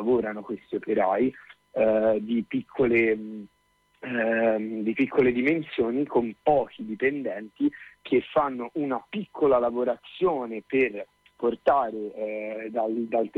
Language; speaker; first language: Italian; native; Italian